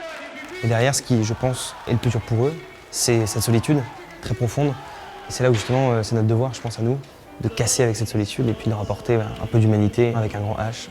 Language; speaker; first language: French; native; French